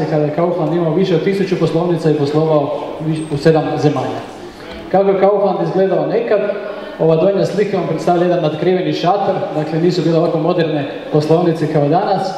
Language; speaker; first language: Croatian; native; Croatian